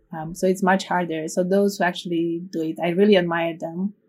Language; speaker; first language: English; non-native, fluent; Romanian